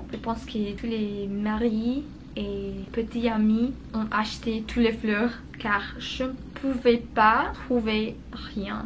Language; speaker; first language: French; non-native, learner; Spanish